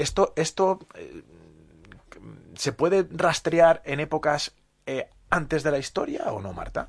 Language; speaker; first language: Spanish; native; Spanish